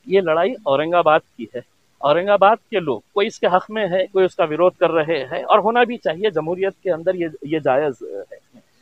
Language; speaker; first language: Hindi; non-native, local second language; Urdu